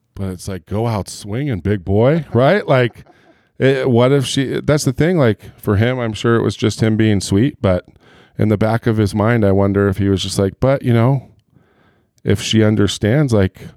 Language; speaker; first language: English; native; English